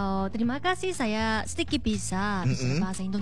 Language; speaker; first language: Indonesian; non-native, learner; Korean